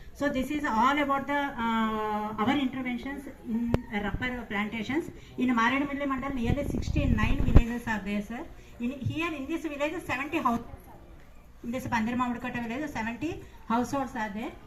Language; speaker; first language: English; non-native, local second language; Telugu